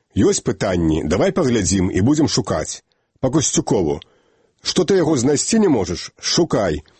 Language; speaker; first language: Belarusian; native; Belarusian